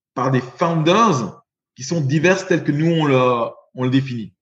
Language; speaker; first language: French; native; French